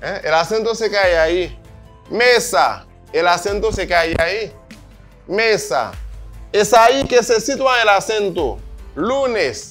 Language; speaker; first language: Spanish; non-native, fluent; Haitian Creole